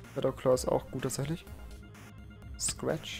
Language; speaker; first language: German; native; German